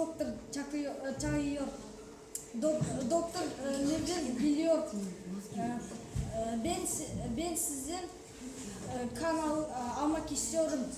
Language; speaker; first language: Turkish; non-native, learner; Kazakh